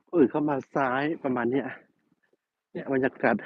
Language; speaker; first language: Thai; non-native, fluent; Burmese